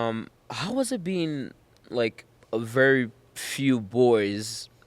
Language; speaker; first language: English; native; English